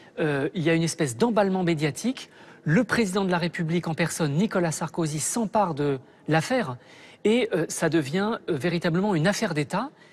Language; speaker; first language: French; native; French